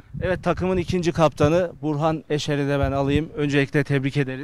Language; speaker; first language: Turkish; native; Turkish